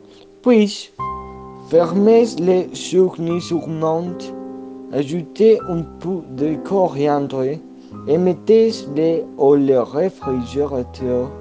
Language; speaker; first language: French; non-native, learner; Spanish